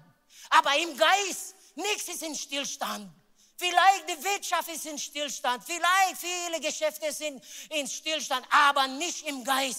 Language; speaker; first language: German; non-native, learner; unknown